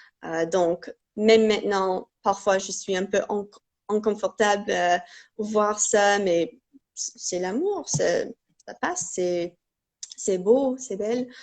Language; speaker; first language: French; non-native, fluent; English